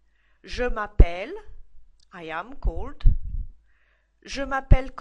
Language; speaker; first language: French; non-native, fluent; English